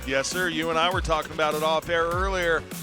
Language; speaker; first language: English; native; English